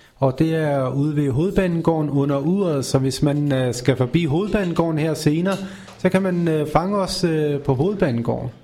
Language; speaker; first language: Danish; non-native, fluent; Urdu